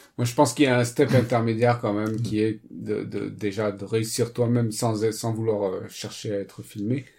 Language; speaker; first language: French; native; French